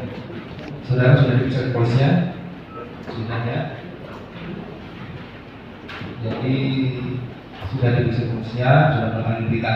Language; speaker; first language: Indonesian; native; Indonesian